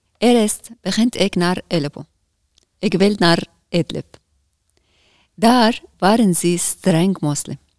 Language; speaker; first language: Dutch; non-native, learner; Arabic